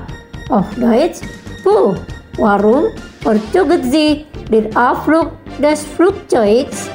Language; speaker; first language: German; non-native, fluent; Indonesian